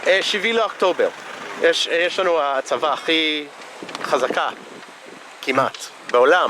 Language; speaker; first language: Hebrew; non-native, fluent; English